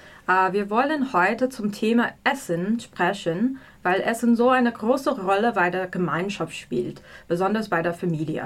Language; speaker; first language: German; non-native, learner; English